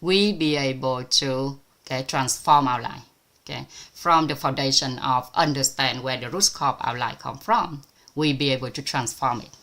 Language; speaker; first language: English; non-native, fluent; Vietnamese